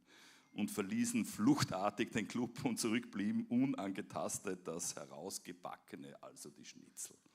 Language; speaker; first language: German; native; German